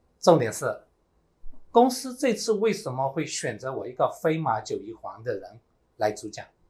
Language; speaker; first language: Chinese; early bilingual, heritage; Chinese